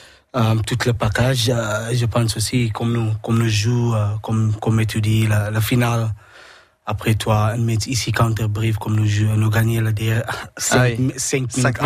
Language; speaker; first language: French; non-native, learner; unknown